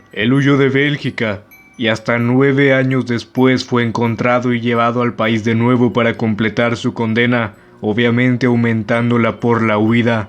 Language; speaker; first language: Spanish; native; Spanish